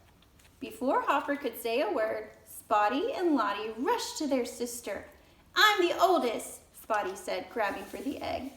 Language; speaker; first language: English; native; English